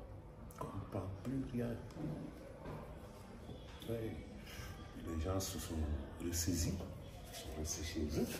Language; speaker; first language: French; non-native, local second language; Wolof